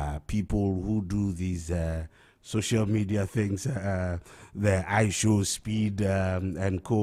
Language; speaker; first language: English; non-native, local second language; Akan